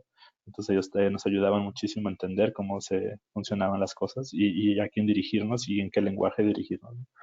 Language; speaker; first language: Spanish; native; Spanish